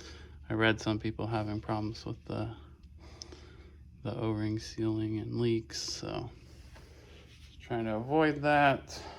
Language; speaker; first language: English; native; English